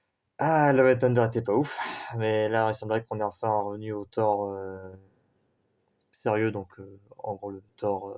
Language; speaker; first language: French; native; French